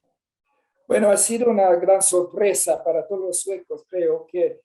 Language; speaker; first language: Spanish; non-native, fluent; Swedish